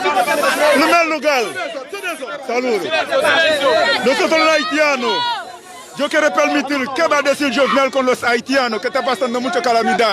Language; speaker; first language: Spanish; non-native, learner; Haitian Creole